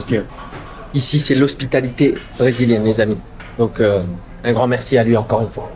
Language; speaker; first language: French; native; French